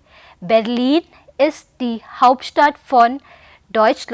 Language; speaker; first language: German; non-native, fluent; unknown